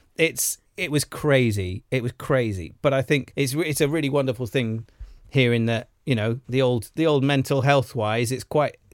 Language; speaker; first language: English; native; English